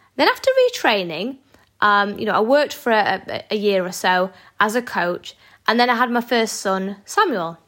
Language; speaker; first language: English; native; English